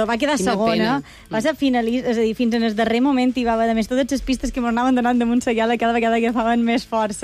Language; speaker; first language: Catalan; native; Catalan